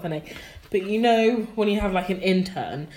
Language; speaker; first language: English; native; English